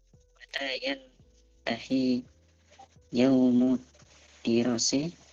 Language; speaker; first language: Arabic; non-native, learner; Indonesian